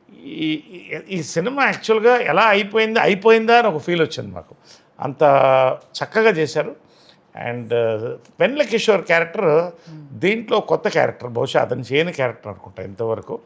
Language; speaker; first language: Telugu; native; Telugu